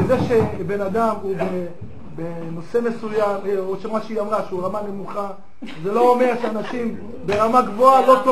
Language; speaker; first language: Hebrew; native; Hebrew